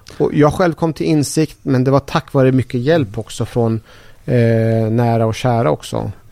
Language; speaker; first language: Swedish; early bilingual, other home language; Persian